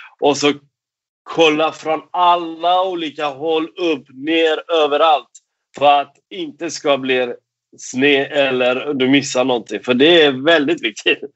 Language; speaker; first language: Swedish; non-native, fluent; Persian